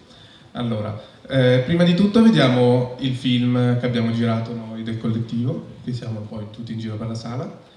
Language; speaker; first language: Italian; native; Italian